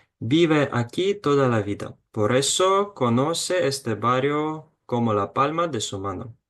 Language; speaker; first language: Spanish; non-native, fluent; Ukrainian